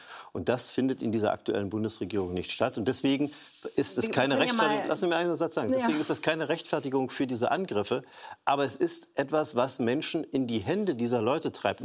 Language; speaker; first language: German; native; German